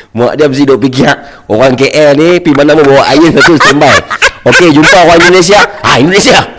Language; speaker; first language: Malay; native; Malay